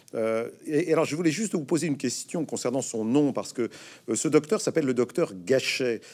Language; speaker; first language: French; native; French